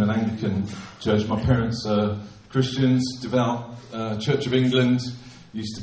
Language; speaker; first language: English; native; English